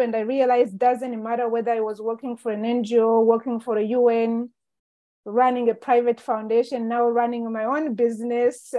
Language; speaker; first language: English; non-native, local second language; Kinyarwanda